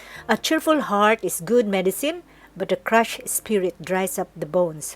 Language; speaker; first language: English; non-native, local second language; Filipino